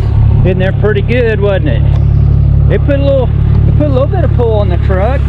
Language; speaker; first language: English; native; English